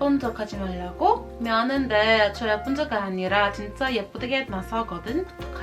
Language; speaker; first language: Korean; non-native, learner; English